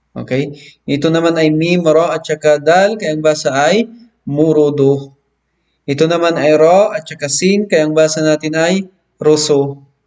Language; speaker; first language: Filipino; non-native, local second language; Maranao